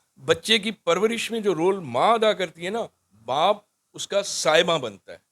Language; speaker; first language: Urdu; non-native, local second language; Sindhi